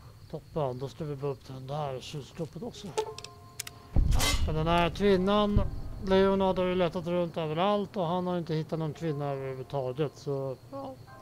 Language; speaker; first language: Swedish; native; Swedish